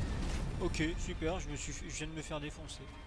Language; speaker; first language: French; native; French